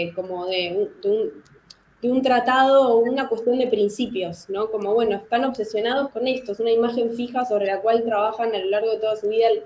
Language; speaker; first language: Spanish; native; Spanish